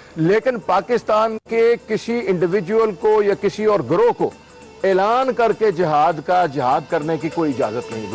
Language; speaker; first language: Urdu; non-native, local second language; Punjabi